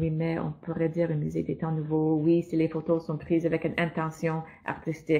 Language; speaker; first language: French; non-native, fluent; English